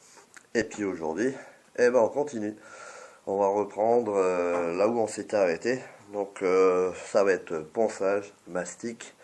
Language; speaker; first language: French; native; French